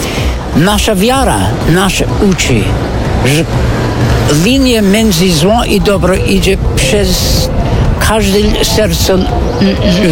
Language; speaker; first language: Polish; non-native, fluent; English